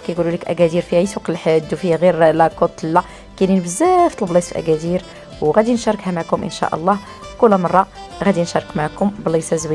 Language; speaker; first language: Arabic; native; Arabic